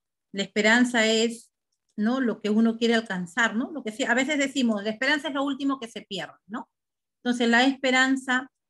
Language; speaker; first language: Spanish; native; Spanish